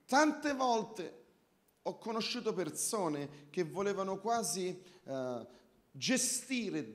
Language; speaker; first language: Italian; native; Italian